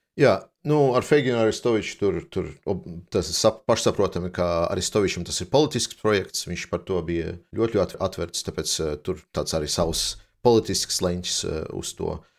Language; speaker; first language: Latvian; non-native, local second language; Russian